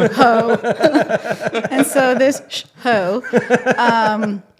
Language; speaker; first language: English; non-native, fluent; Spanish